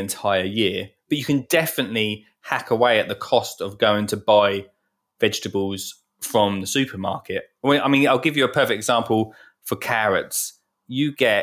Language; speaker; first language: English; native; English